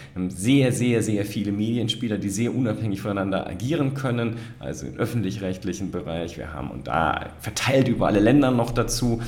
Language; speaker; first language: German; native; German